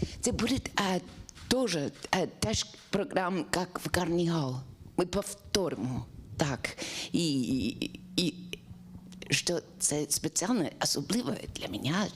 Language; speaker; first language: Ukrainian; non-native, learner; English